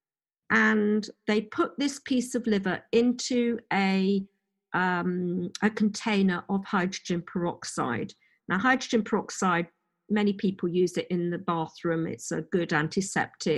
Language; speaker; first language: English; native; English